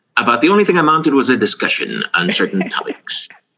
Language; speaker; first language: English; early bilingual, other home language; Spanish